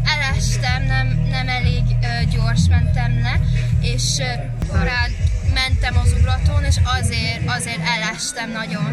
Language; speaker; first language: Hungarian; early bilingual, heritage; Hungarian